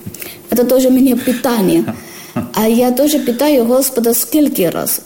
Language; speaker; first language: Ukrainian; non-native, learner; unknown